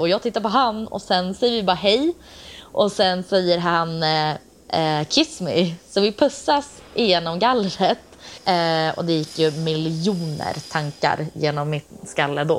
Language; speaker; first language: Swedish; native; Swedish